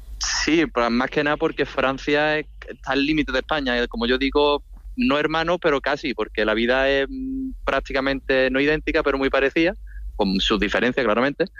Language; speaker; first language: Spanish; native; Spanish